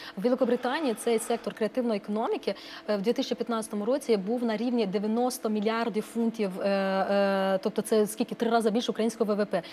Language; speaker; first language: Ukrainian; non-native, local second language; Romanian